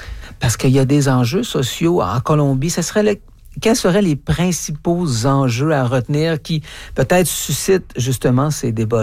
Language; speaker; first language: French; native; French